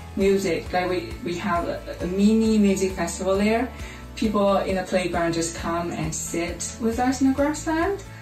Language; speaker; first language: English; non-native, fluent; Chinese